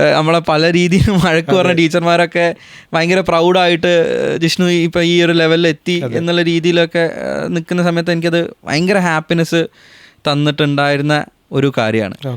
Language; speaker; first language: Malayalam; native; Malayalam